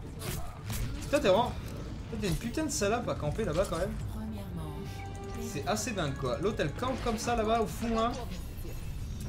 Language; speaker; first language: French; native; French